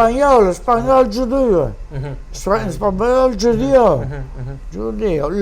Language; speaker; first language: Spanish; early bilingual, heritage; Ladino